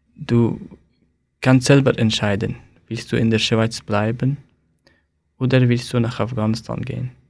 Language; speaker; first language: German; non-native, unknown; Persian